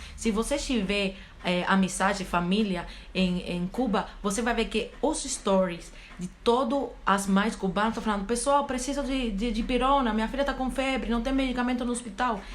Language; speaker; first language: Portuguese; non-native, fluent; Spanish